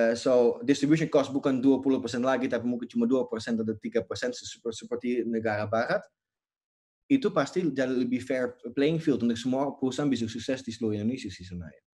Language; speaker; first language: Indonesian; non-native, fluent; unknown